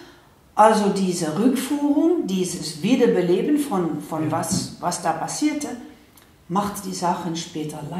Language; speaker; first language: German; non-native, fluent; Dutch